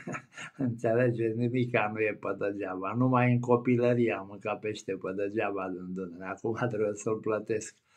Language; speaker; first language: Romanian; native; Romanian